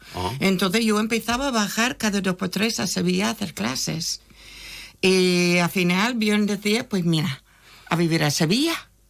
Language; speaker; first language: Spanish; non-native, fluent; English